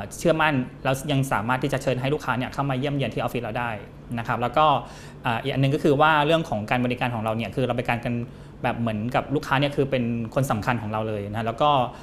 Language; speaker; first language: Thai; native; Thai